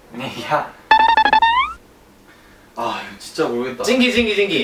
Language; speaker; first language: Thai; non-native, learner; Korean